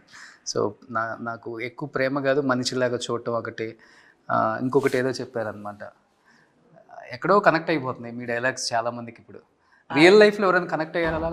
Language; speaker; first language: Telugu; native; Telugu